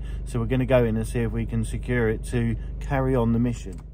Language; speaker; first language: English; native; English